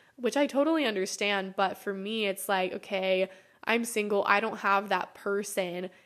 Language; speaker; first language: English; native; English